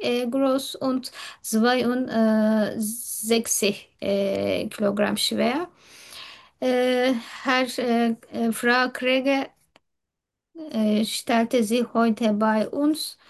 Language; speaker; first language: German; non-native, learner; Turkish